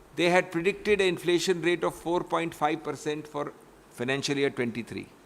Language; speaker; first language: English; non-native, local second language; Hindi